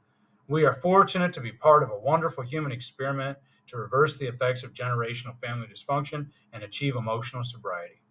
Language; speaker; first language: English; native; English